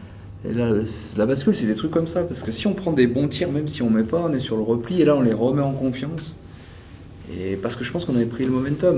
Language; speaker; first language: French; native; French